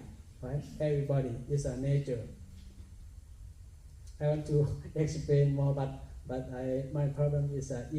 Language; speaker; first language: English; non-native, learner; Thai